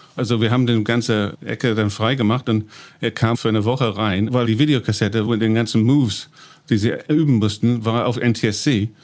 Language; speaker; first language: German; non-native, fluent; English